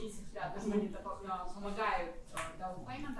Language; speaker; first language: Russian; non-native, local second language; Kyrgyz